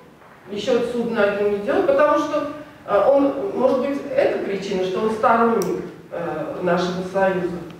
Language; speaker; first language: Russian; non-native, local second language; Armenian